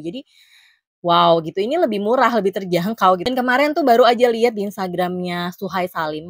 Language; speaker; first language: Indonesian; native; Indonesian